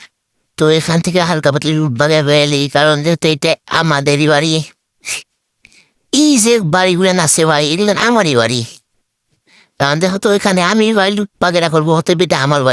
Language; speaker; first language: Bangla; native; Bangla